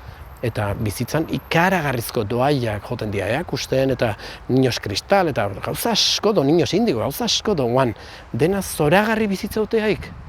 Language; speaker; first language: Basque; native; Basque